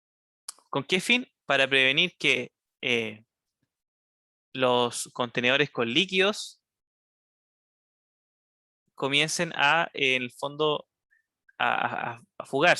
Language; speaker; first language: Spanish; native; Spanish